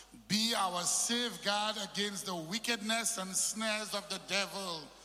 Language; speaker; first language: English; non-native, local second language; French